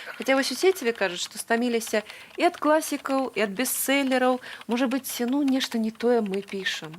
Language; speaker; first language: Belarusian; native; Belarusian